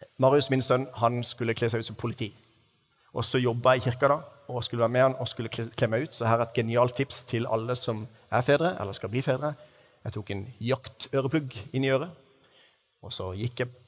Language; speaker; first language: Norwegian; native; Norwegian